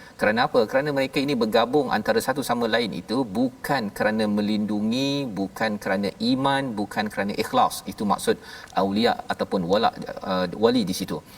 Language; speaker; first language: Malay; native; Malay